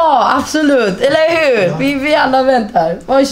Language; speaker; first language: Swedish; non-native, fluent; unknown